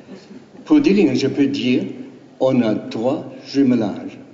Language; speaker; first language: French; non-native, learner; German